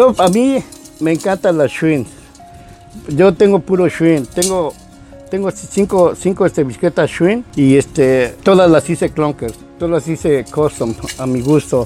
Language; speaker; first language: Spanish; native; Spanish